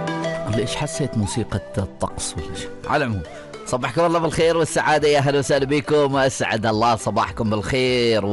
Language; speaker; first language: Arabic; native; Arabic